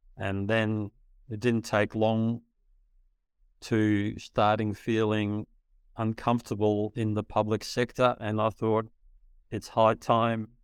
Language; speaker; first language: English; early bilingual, other home language; Dutch